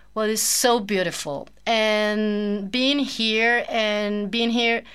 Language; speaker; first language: English; non-native, fluent; Spanish